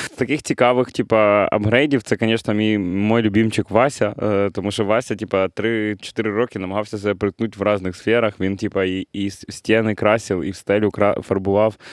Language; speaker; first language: Ukrainian; non-native, local second language; Russian